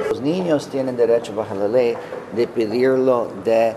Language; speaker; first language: Spanish; non-native, fluent; English